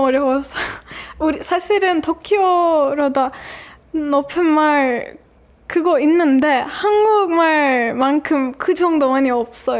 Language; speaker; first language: Korean; non-native, fluent; Turkish